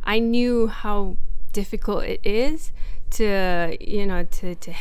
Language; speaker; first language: English; non-native, local second language; Malay